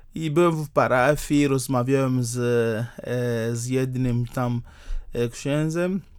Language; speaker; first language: Polish; non-native, fluent; Ewe